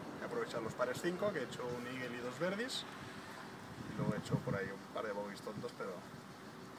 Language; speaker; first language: Spanish; native; Spanish